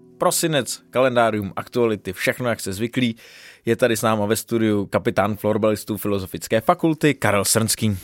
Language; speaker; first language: Czech; native; Czech